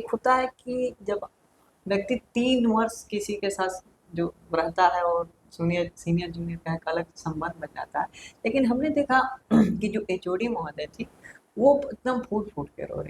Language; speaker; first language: Hindi; native; Hindi